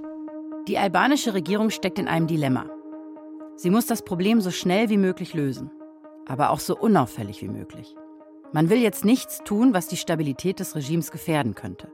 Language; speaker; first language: German; native; German